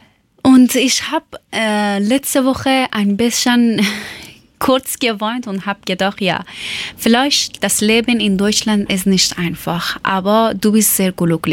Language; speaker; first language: German; non-native, learner; Persian